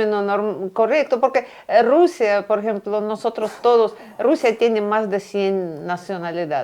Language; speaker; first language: Spanish; non-native, fluent; Russian